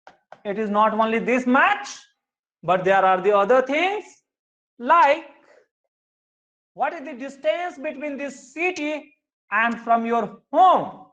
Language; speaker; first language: English; non-native, local second language; Hindi